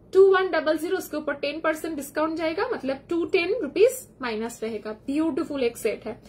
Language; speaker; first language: Hindi; non-native, local second language; Bangla